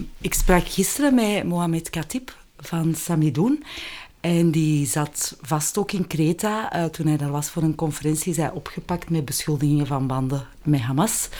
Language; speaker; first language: Dutch; native; Dutch